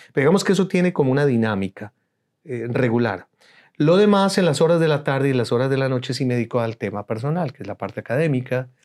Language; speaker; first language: Spanish; native; Spanish